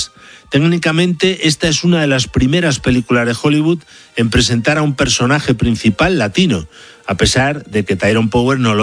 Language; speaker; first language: Spanish; native; Spanish